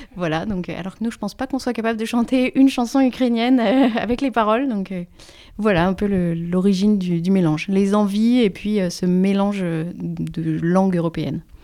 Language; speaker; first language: French; native; French